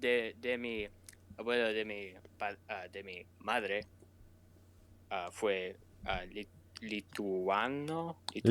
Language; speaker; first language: Spanish; non-native, learner; English